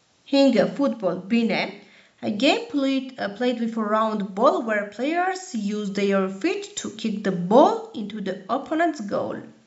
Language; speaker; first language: English; non-native, fluent; Armenian